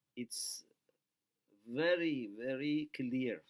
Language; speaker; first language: English; non-native, fluent; Persian